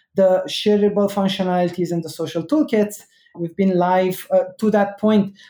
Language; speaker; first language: English; non-native, fluent; Romanian